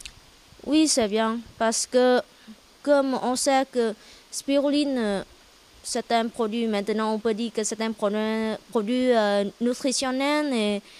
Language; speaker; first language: French; non-native, learner; Vietnamese